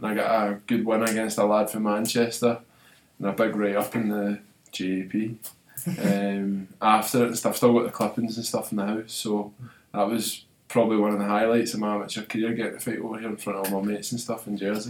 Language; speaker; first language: English; native; English